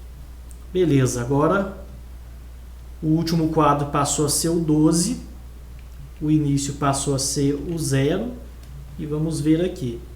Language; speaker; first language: Portuguese; native; Portuguese